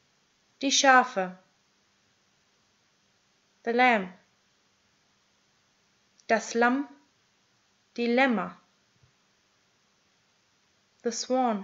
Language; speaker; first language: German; native; German